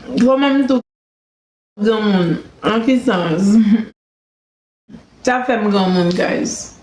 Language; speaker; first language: French; non-native, learner; Haitian Creole